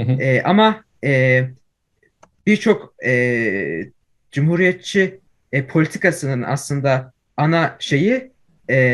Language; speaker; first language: Turkish; early bilingual, heritage; Turkish